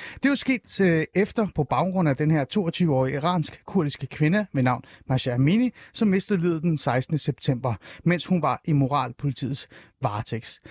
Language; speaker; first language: Danish; early bilingual, other home language; Persian